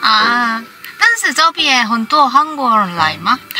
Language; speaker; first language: Chinese; non-native, fluent; Korean